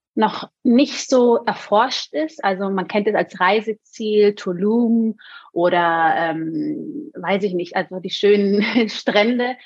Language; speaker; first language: German; native; German